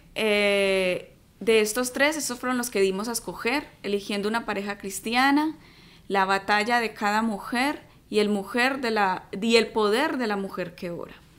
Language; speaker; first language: Spanish; native; Spanish